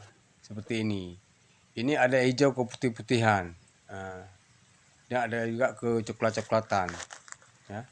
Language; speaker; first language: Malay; non-native, local second language; Achinese